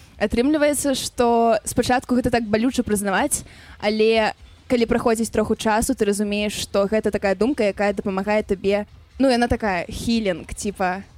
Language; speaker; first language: Belarusian; non-native, local second language; Russian